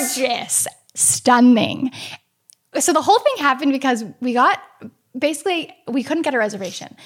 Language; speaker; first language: English; early bilingual, other home language; Portuguese